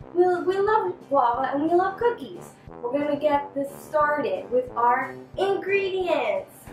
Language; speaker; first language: English; native; English